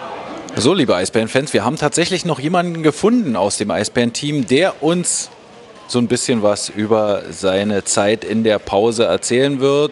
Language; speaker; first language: German; native; German